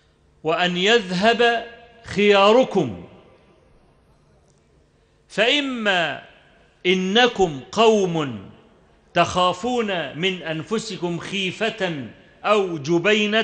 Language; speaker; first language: Arabic; native; Arabic